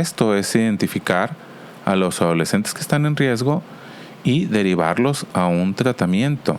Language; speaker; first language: Spanish; native; Spanish